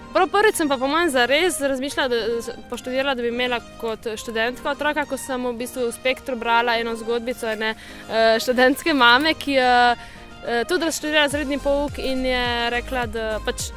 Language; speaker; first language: Slovenian; native; Slovenian